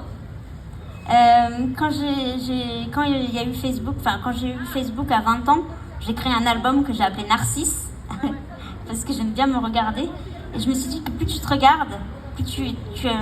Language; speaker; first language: French; native; French